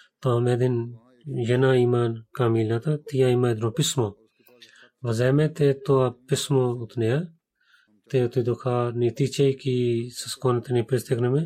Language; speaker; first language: Bulgarian; non-native, learner; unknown